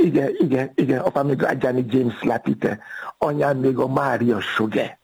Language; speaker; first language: Hungarian; non-native, fluent; Yoruba